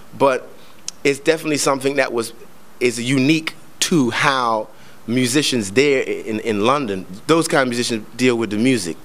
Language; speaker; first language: English; native; English